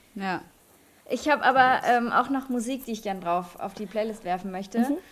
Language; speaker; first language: German; native; German